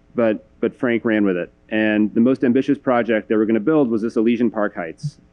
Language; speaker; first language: English; native; English